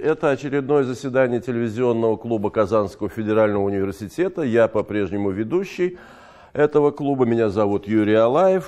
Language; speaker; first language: Russian; native; Russian